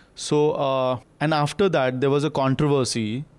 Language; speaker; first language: English; non-native, local second language; Hindi